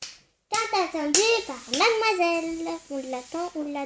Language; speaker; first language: French; native; French